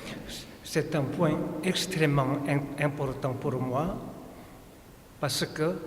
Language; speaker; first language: French; non-native, fluent; Korean